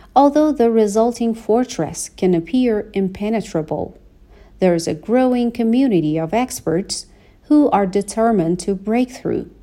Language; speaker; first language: English; non-native, fluent; Persian